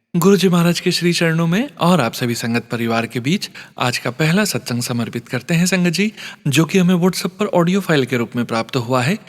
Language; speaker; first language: Hindi; native; Hindi